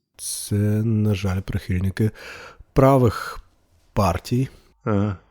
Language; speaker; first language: Ukrainian; non-native, local second language; Russian